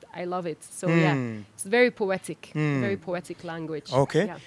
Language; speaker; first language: Kinyarwanda; non-native, learner; English